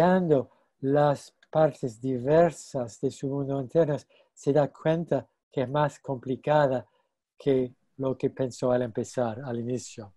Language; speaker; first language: Spanish; non-native, fluent; English